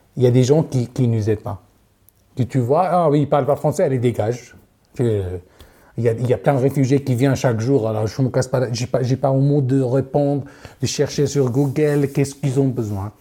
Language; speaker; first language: French; non-native, learner; Arabic